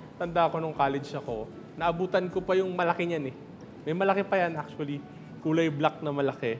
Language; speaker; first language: Filipino; native; Filipino